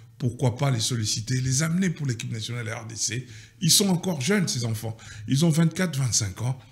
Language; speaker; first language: French; non-native, local second language; Lingala